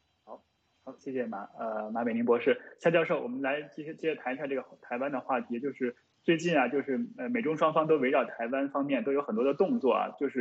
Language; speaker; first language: Chinese; native; Chinese